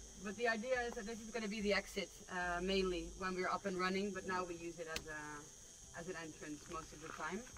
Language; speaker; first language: English; non-native, fluent; Dutch